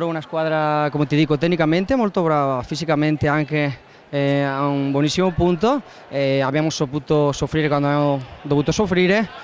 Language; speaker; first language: Italian; non-native, fluent; Spanish